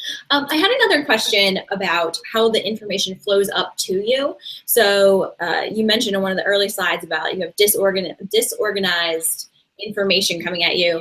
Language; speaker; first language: English; native; English